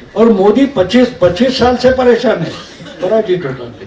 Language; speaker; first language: Hindi; non-native, local second language; Marathi